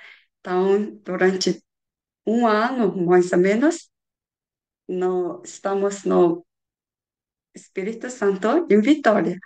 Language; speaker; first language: Portuguese; non-native, learner; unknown